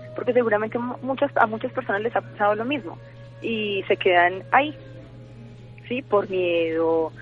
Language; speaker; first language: Spanish; native; Spanish